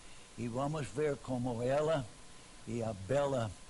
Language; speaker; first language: Portuguese; non-native, fluent; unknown